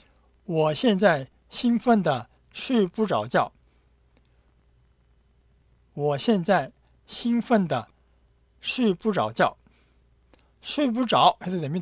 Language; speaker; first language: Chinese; non-native, fluent; Korean